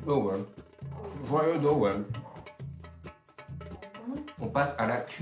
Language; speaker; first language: French; native; French